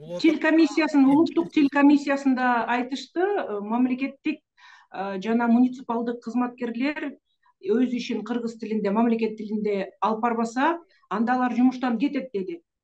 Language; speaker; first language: Kyrgyz; native; Kyrgyz